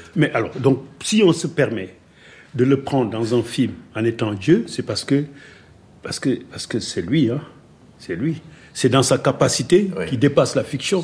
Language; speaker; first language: French; non-native, local second language; Wolof